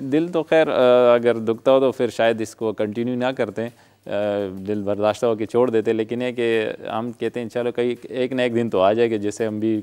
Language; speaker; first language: Urdu; non-native, local second language; Pashto